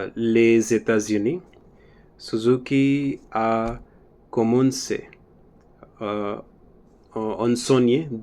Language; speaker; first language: French; non-native, learner; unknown